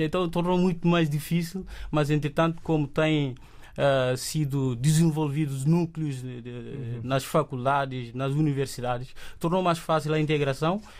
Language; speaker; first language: Portuguese; non-native, local second language; Upper Guinea Crioulo